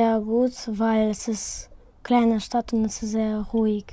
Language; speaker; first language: German; non-native, learner; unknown